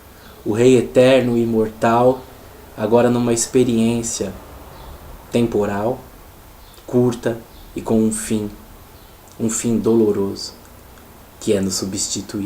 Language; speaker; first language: Portuguese; native; Portuguese